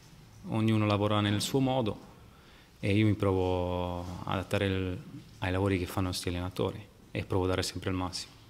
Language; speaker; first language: Italian; non-native, fluent; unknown